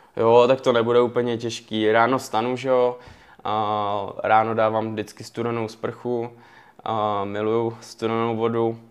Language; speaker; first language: Czech; native; Czech